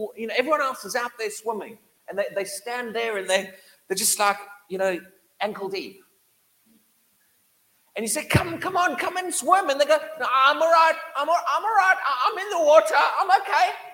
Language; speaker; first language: English; native; English